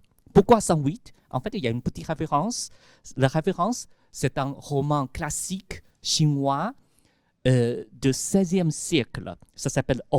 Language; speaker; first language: French; non-native, fluent; Chinese